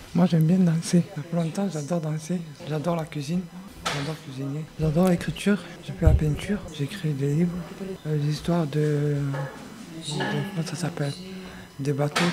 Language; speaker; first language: French; non-native, local second language; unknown